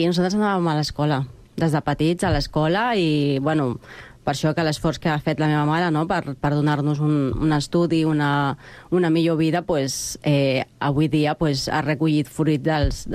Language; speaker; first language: Catalan; non-native, fluent; Spanish